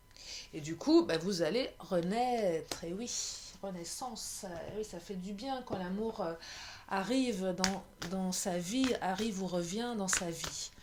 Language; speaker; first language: French; native; French